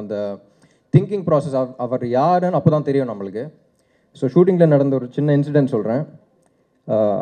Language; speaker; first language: Tamil; non-native, local second language; Telugu